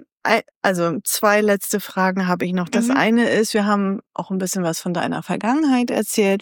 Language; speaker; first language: German; native; German